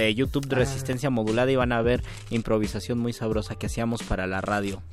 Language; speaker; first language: Spanish; native; Spanish